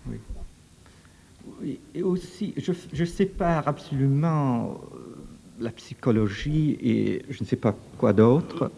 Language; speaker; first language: French; early bilingual, heritage; French